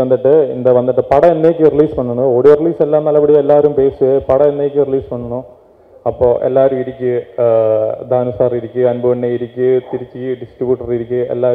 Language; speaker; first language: Tamil; non-native, learner; Malayalam